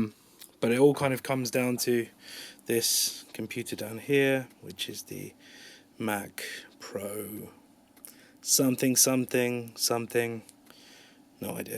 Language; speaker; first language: English; native; English